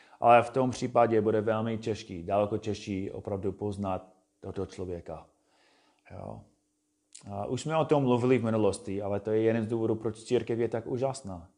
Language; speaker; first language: Czech; non-native, fluent; English